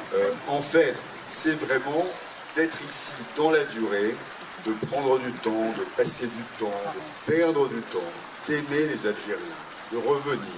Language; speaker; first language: French; native; French